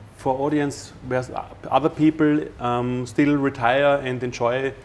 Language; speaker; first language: English; non-native, fluent; German